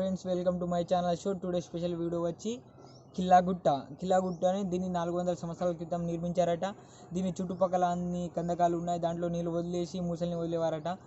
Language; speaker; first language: Telugu; native; Telugu